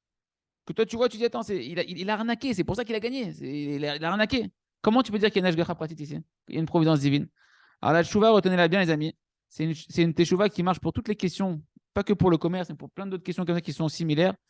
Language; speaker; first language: French; native; French